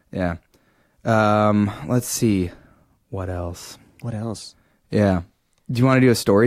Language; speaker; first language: English; native; English